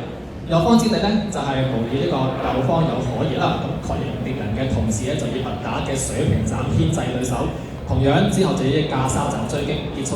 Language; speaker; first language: Cantonese; native; Cantonese